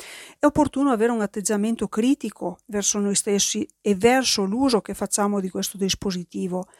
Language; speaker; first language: Italian; native; Italian